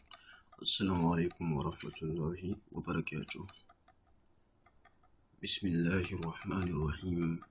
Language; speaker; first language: Arabic; non-native, fluent; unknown